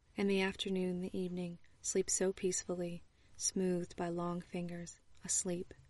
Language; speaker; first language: English; native; English